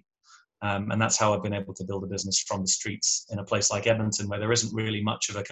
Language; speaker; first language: English; native; English